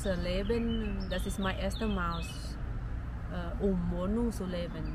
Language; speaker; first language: German; non-native, learner; Thai